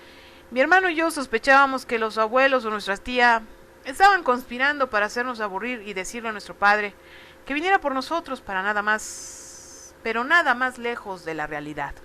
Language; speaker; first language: Spanish; native; Spanish